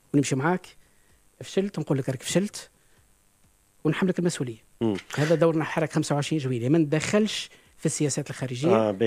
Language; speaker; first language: Arabic; native; Arabic